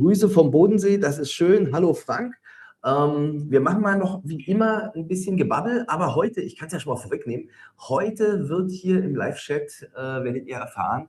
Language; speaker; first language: German; native; German